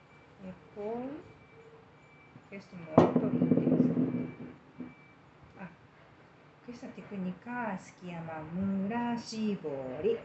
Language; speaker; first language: Italian; non-native, learner; Japanese